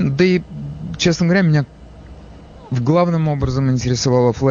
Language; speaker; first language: Russian; native; Russian